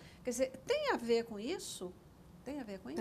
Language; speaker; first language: Portuguese; native; Portuguese